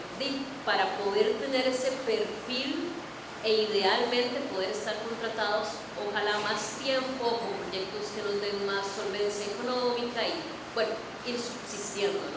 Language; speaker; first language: Spanish; native; Spanish